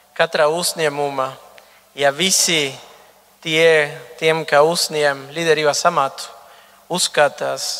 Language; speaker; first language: Latvian; non-native, fluent; Spanish